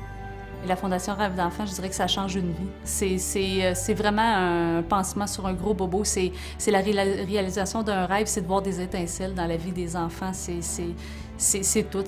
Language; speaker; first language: French; native; French